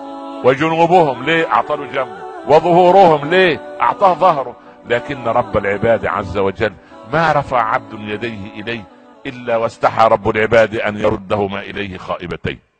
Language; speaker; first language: Arabic; native; Arabic